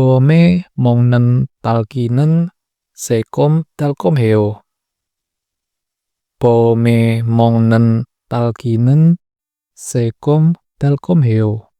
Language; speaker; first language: Korean; non-native, fluent; Indonesian